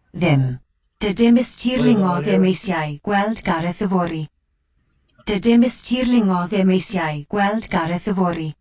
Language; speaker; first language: Welsh; non-native, learner; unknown